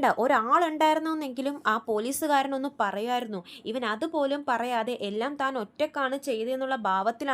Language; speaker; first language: Malayalam; native; Malayalam